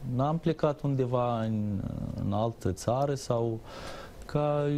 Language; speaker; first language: Romanian; non-native, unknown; Arabic